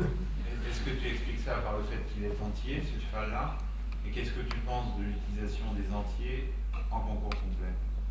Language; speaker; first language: French; native; French